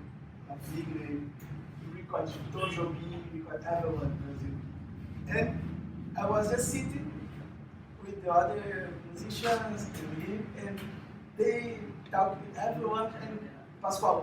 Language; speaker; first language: English; non-native, fluent; Portuguese